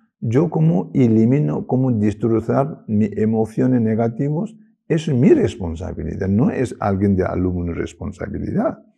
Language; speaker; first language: Spanish; non-native, learner; Tibetan